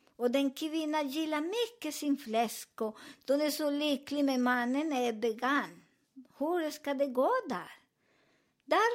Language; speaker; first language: Swedish; non-native, learner; Spanish